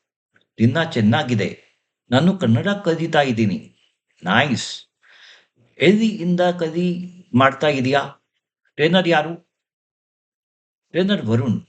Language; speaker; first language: Kannada; non-native, learner; Marathi